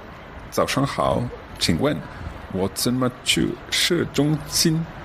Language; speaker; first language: Chinese; non-native, learner; English